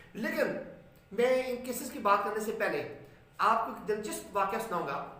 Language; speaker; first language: Urdu; non-native, local second language; Punjabi